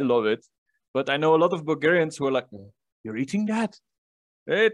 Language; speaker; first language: English; non-native, fluent; Dutch